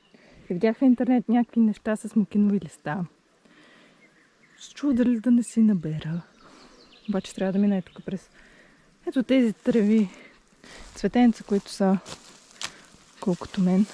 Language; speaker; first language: Bulgarian; native; Bulgarian